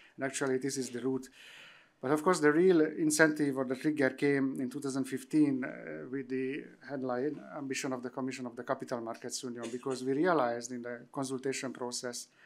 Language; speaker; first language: English; non-native, fluent; Hungarian